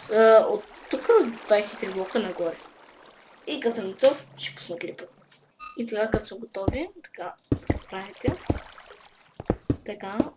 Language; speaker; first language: Bulgarian; native; Bulgarian